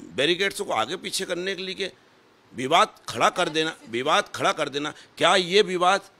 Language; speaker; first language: Hindi; native; Hindi